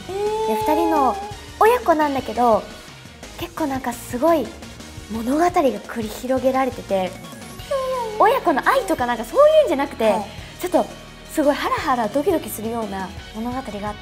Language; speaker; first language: Japanese; native; Japanese